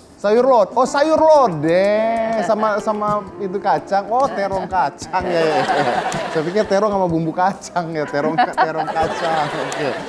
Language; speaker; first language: Indonesian; native; Indonesian